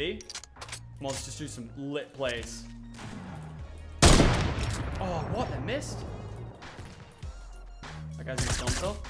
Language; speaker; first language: English; native; English